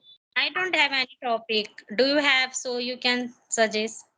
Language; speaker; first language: English; non-native, learner; Hindi